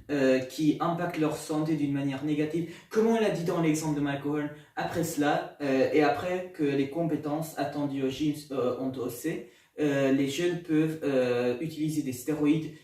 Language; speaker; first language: French; non-native, learner; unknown